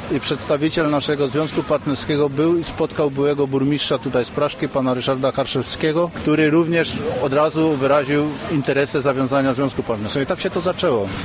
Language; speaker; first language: Polish; early bilingual, heritage; Polish